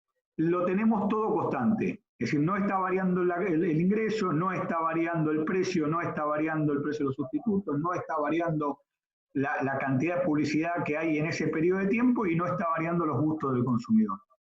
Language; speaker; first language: Spanish; native; Spanish